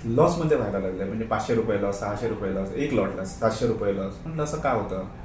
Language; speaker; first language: Marathi; non-native, local second language; Konkani